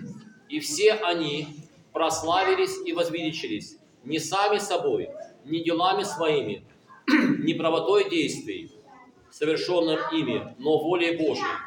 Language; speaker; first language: Russian; native; Russian